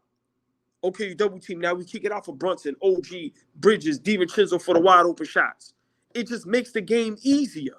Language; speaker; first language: English; native; English